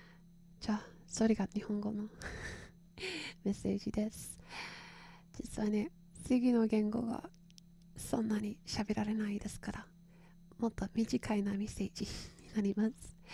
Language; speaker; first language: Japanese; non-native, learner; English